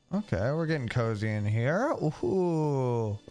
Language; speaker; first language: English; native; English